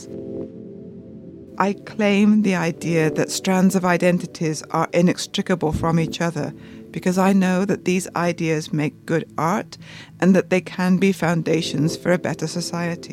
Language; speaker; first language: English; native; English